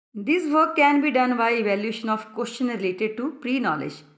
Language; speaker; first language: English; non-native, local second language; Punjabi